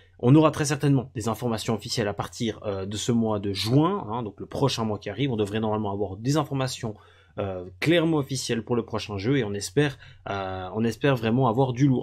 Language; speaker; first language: French; native; French